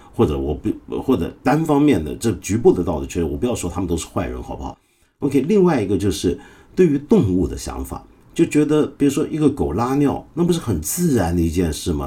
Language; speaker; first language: Chinese; non-native, local second language; Cantonese